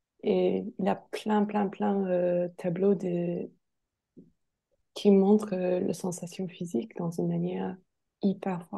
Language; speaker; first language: French; non-native, fluent; English